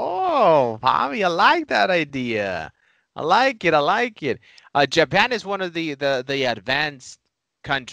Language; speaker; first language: English; non-native, fluent; Spanish